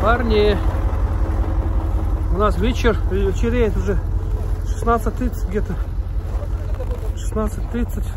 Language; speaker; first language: Russian; native; Russian